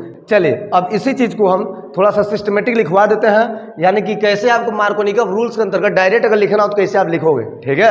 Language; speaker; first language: Hindi; native; Hindi